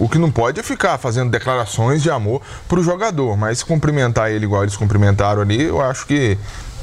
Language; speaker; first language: Portuguese; native; Portuguese